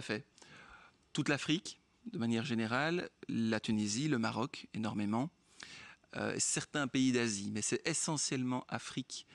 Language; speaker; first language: French; native; French